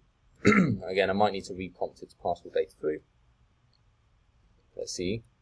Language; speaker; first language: English; native; English